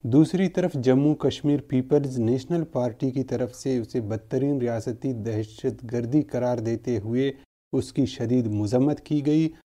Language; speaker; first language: Urdu; non-native, local second language; Baluchi